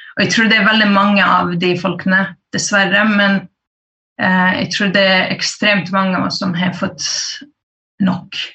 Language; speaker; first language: Norwegian; early bilingual, other home language; Kurdish